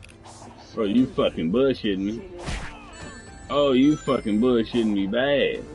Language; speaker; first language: English; native; English